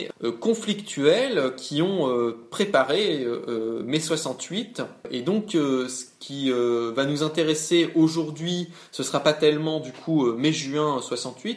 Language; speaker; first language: French; native; French